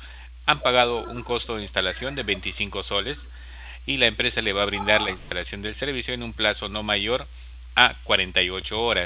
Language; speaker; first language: Spanish; native; Spanish